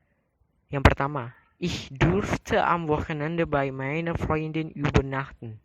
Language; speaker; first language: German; non-native, learner; Indonesian